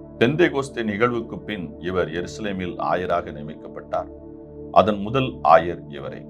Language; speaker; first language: Tamil; native; Tamil